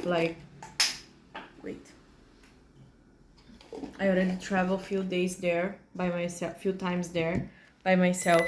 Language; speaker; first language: English; non-native, learner; Portuguese